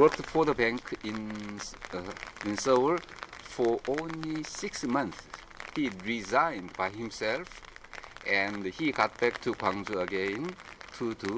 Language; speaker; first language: English; non-native, fluent; Korean